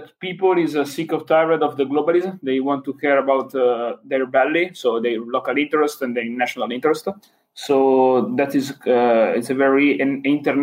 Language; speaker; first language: English; non-native, fluent; Italian